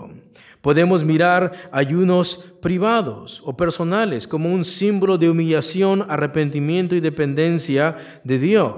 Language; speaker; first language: Spanish; native; Spanish